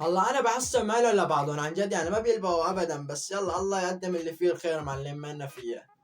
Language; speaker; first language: Arabic; native; Arabic